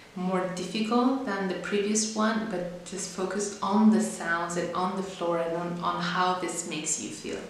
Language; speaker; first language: English; non-native, fluent; Italian